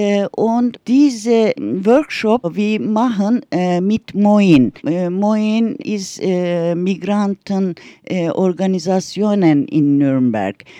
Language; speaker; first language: German; non-native, learner; Turkish